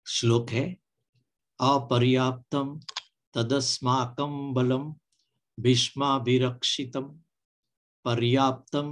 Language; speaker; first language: Hindi; non-native, local second language; Gujarati